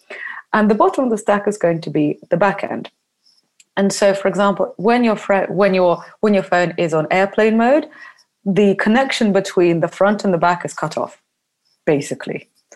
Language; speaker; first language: English; early bilingual, other home language; Russian